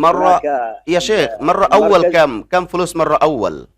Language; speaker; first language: Arabic; non-native, learner; Bangla